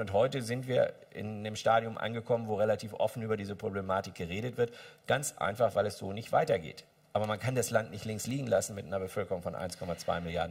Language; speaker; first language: German; native; German